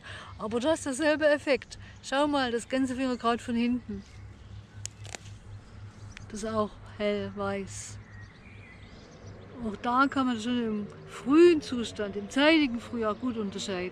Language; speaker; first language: German; native; German